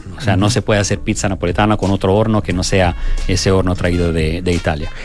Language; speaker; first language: Spanish; non-native, fluent; Italian